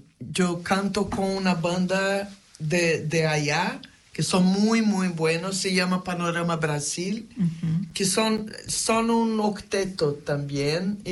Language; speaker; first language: Spanish; non-native, fluent; Portuguese